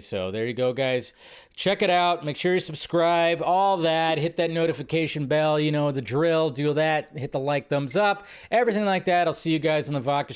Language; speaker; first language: English; native; English